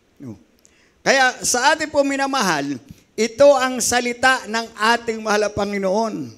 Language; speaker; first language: Filipino; native; Filipino